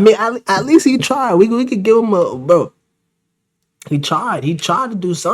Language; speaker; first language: English; native; English